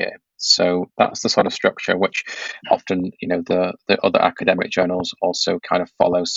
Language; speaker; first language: English; native; English